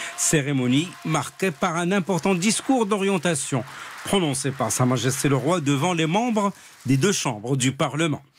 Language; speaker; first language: French; non-native, local second language; Arabic